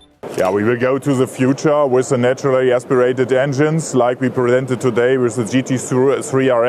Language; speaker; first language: English; non-native, fluent; German